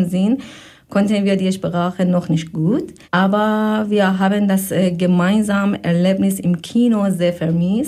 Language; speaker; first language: German; non-native, fluent; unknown